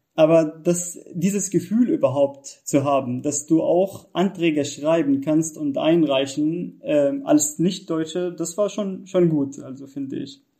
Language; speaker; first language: German; non-native, fluent; Arabic